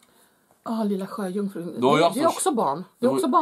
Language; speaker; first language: Swedish; native; Swedish